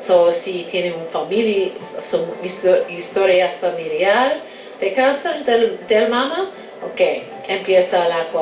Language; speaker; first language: Spanish; non-native, fluent; English